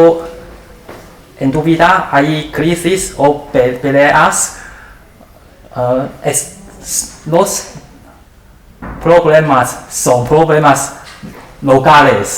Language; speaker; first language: Spanish; non-native, learner; Chinese